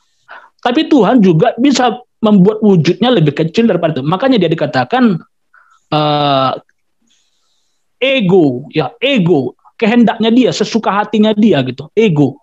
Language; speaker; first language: Indonesian; native; Indonesian